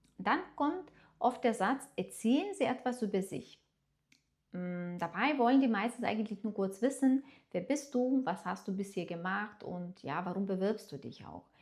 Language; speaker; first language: German; non-native, fluent; Lithuanian